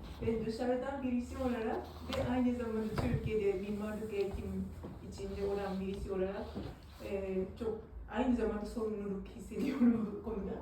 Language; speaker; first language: Turkish; non-native, fluent; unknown